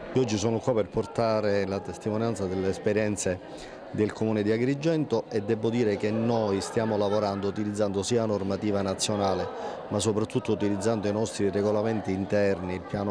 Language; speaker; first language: Italian; native; Italian